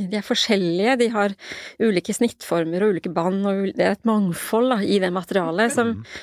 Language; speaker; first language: Norwegian; native; Norwegian